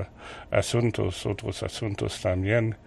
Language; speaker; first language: Spanish; non-native, learner; French